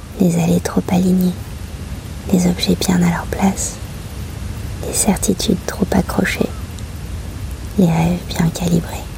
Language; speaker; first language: French; native; French